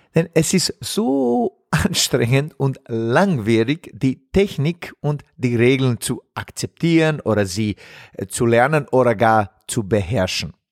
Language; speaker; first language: German; non-native, fluent; Bosnian